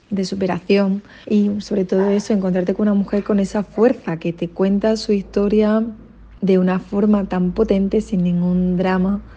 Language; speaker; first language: Spanish; native; Spanish